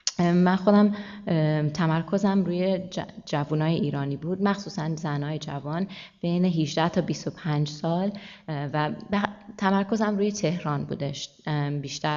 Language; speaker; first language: Persian; early bilingual, heritage; Persian